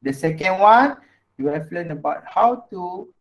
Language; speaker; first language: English; non-native, local second language; Malay